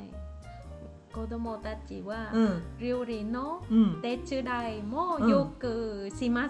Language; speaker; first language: Japanese; non-native, learner; Vietnamese